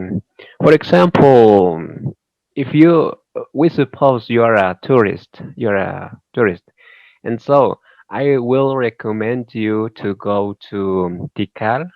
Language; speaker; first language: English; non-native, learner; Spanish